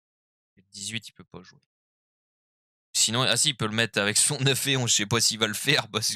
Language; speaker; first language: French; native; French